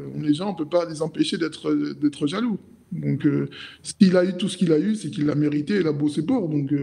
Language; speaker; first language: French; native; French